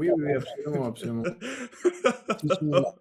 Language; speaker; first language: French; non-native, learner; Russian